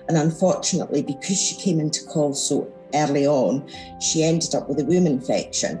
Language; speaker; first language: English; native; English